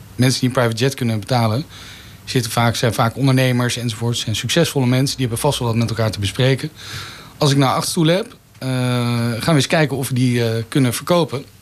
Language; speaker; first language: Dutch; native; Dutch